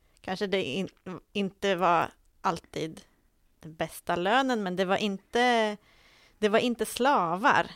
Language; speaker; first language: Swedish; native; Swedish